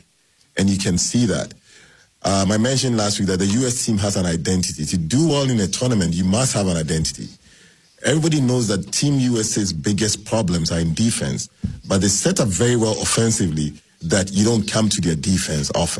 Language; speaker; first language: English; non-native, local second language; Akan